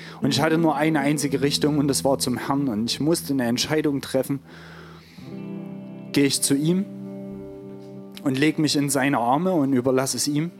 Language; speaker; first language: German; native; German